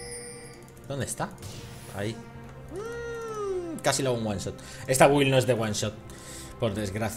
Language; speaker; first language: Spanish; native; Spanish